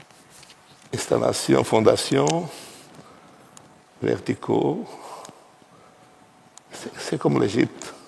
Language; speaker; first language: French; non-native, fluent; Portuguese